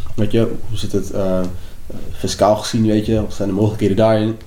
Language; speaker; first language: Dutch; native; Dutch